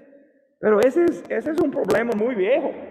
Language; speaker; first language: Spanish; non-native, learner; English